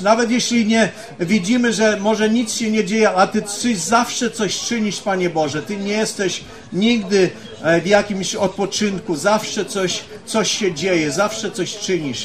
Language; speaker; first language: Polish; early bilingual, heritage; Polish